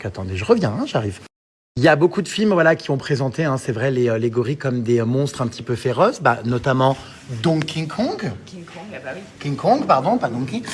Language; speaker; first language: French; native; French